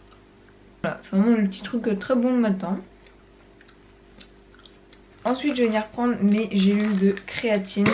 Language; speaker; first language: French; native; French